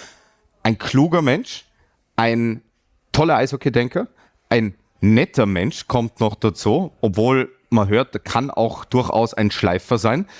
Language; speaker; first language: German; native; German